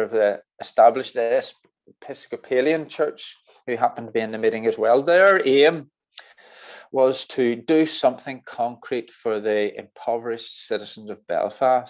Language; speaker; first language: English; native; English